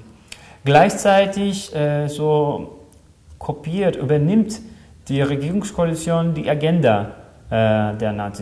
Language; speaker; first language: German; non-native, fluent; Greek